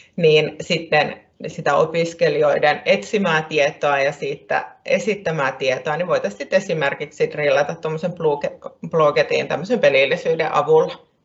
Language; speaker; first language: Finnish; native; Finnish